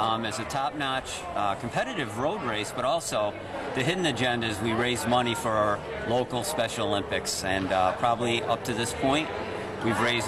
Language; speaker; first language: English; native; English